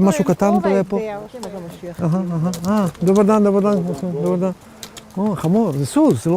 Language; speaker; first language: Hebrew; early bilingual, other home language; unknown